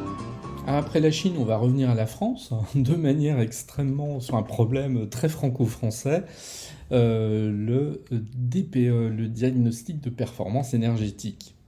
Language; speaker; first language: French; native; French